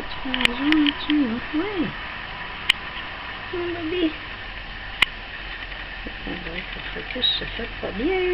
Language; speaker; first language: French; native; French